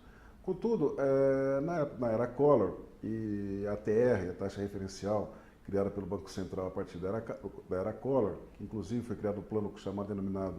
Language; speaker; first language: Portuguese; native; Portuguese